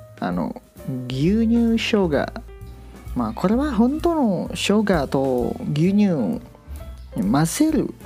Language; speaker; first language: Japanese; non-native, learner; Indonesian